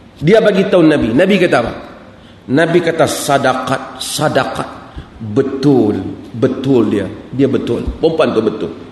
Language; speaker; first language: Malay; native; Malay